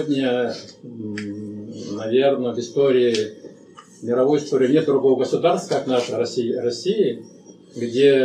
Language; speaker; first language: Russian; native; Russian